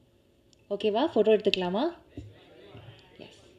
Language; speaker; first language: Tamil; native; Tamil